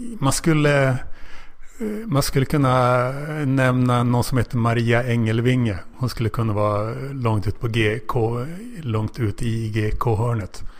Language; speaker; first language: Swedish; native; Swedish